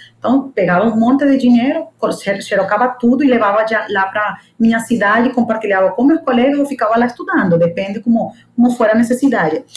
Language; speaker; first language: Portuguese; non-native, fluent; Spanish